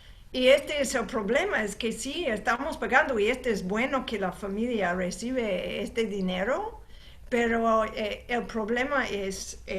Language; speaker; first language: Spanish; non-native, fluent; English